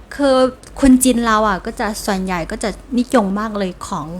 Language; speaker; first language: Thai; non-native, learner; Chinese